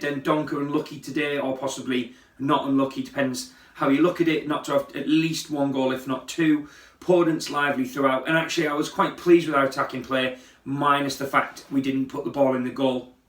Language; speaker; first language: English; native; English